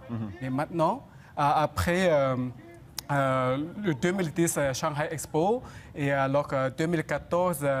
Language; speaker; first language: French; non-native, fluent; Chinese